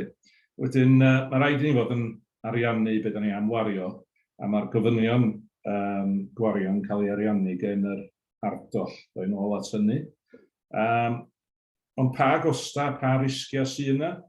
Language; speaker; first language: Welsh; native; Welsh